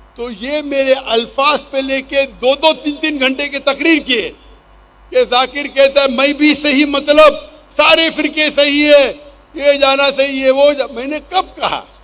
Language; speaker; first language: Urdu; non-native, local second language; Konkani